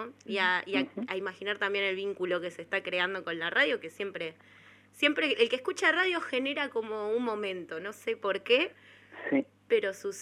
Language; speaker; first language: Spanish; native; Spanish